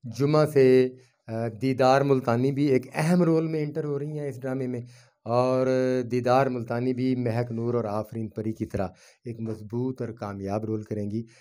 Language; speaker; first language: Urdu; non-native, local second language; Punjabi